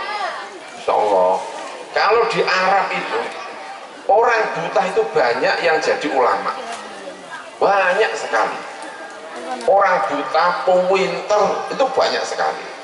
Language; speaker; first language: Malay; non-native, local second language; Javanese